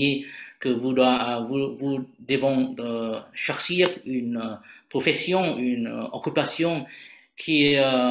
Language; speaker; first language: French; non-native, learner; Vietnamese